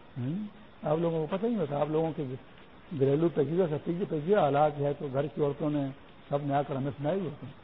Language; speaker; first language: Urdu; non-native, local second language; Pashto